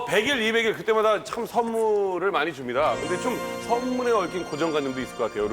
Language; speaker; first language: Korean; native; Korean